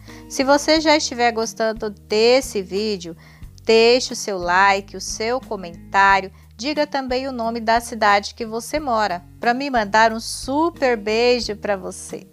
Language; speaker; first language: Portuguese; native; Portuguese